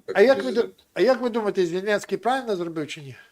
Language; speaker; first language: Russian; non-native, local second language; Ukrainian